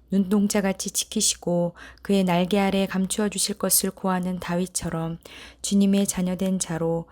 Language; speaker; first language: Korean; native; Korean